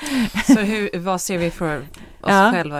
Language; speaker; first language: Swedish; early bilingual, heritage; Swedish